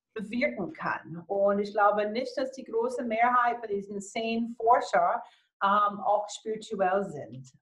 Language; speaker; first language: German; non-native, fluent; English